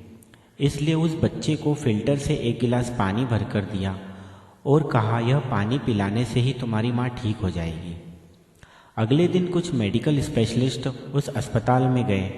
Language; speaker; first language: Hindi; native; Hindi